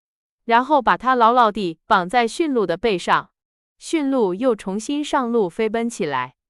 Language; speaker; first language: Chinese; native; Chinese